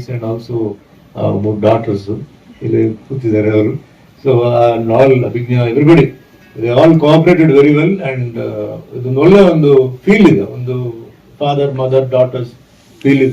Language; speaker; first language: Kannada; non-native, fluent; Tulu